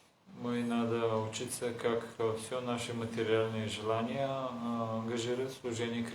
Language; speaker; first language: Russian; non-native, learner; Bulgarian